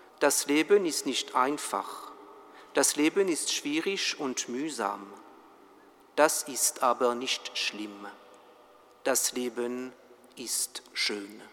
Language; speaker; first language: German; non-native, fluent; French